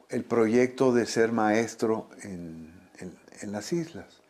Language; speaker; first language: Spanish; native; Spanish